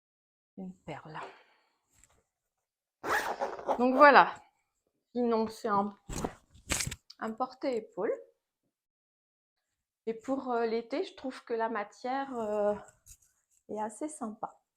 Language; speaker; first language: French; native; French